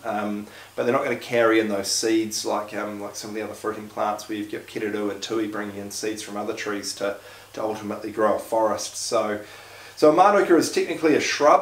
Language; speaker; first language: English; native; English